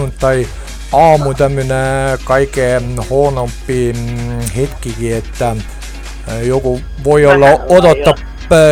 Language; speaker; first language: Finnish; non-native, learner; Estonian